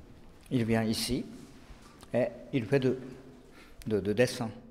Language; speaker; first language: French; non-native, fluent; Japanese